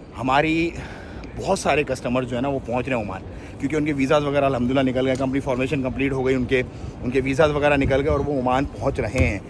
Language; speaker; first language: Urdu; non-native, local second language; Punjabi